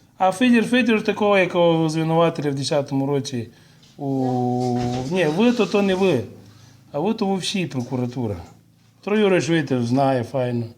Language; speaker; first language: Ukrainian; native; Ukrainian